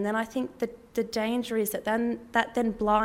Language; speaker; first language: English; native; English